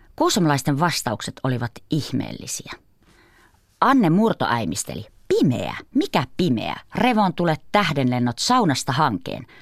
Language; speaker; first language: Finnish; native; Finnish